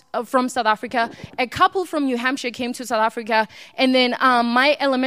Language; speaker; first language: English; non-native, local second language; Northern Sotho